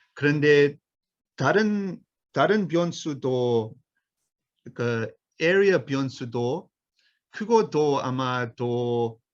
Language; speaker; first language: Korean; non-native, learner; English